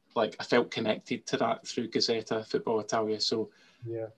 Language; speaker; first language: English; native; English